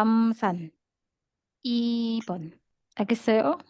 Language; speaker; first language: Korean; non-native, fluent; Indonesian